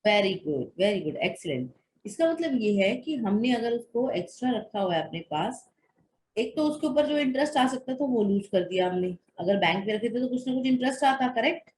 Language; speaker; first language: Hindi; native; Hindi